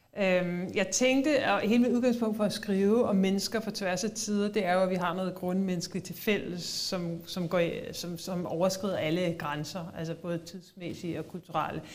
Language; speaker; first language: Danish; native; Danish